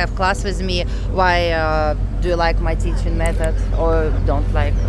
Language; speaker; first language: English; non-native, fluent; Russian